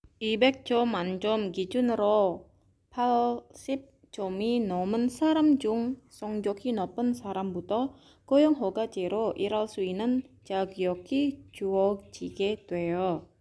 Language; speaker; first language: Korean; non-native, fluent; Indonesian